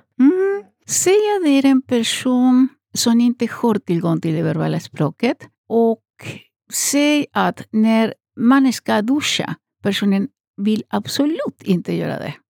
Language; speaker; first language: Swedish; non-native, fluent; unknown